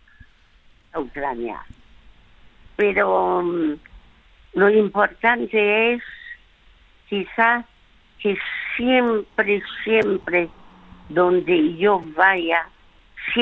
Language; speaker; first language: Spanish; early bilingual, other home language; French